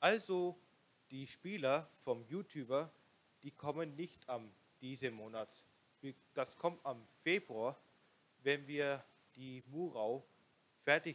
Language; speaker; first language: German; non-native, local second language; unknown